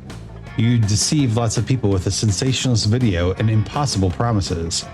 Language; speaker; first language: English; native; English